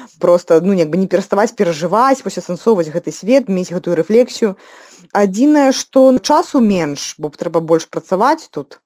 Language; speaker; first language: Belarusian; non-native, local second language; Russian